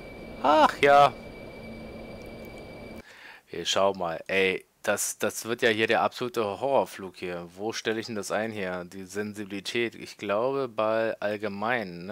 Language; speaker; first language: German; native; German